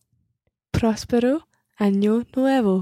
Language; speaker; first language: Spanish; non-native, learner; English